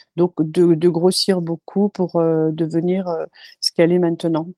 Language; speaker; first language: French; native; French